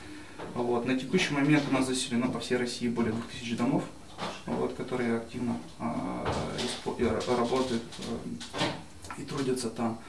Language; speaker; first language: Russian; native; Russian